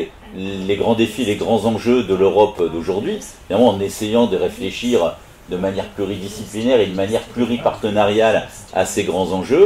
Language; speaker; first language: French; native; French